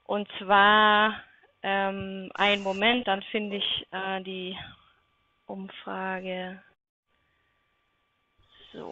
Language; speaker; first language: German; native; German